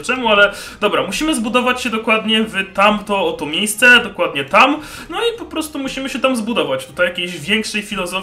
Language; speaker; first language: Polish; native; Polish